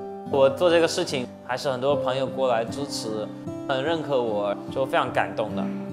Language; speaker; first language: Chinese; non-native, fluent; English